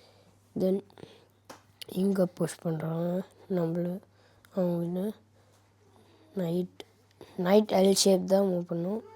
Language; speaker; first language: Tamil; early bilingual, heritage; Tamil